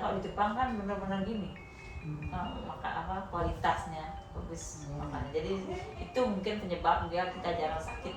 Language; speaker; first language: Indonesian; non-native, local second language; Balinese